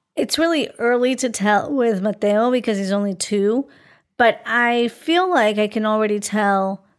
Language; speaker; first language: English; early bilingual, other home language; Spanish